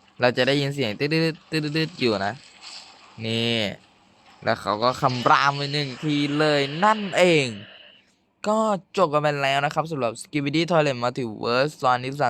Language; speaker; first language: Thai; native; Thai